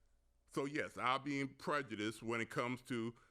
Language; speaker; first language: English; native; English